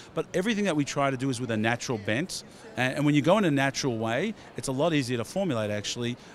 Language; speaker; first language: English; native; English